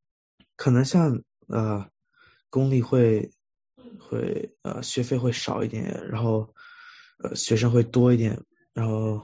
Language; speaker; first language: Chinese; early bilingual, heritage; Chinese